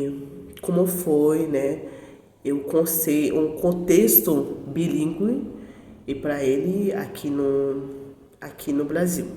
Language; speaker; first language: Portuguese; non-native, learner; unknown